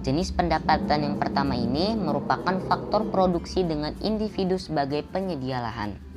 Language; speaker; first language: Indonesian; native; Indonesian